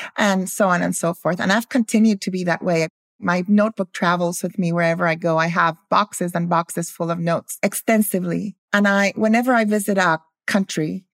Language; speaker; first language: English; early bilingual, other home language; Spanish